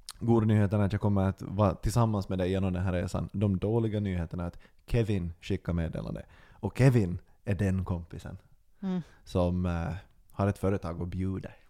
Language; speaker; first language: Swedish; native; Swedish